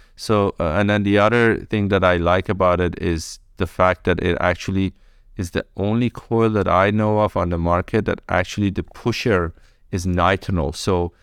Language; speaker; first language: English; early bilingual, other home language; Persian